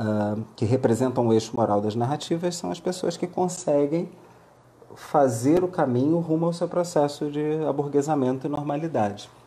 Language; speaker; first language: Portuguese; native; Portuguese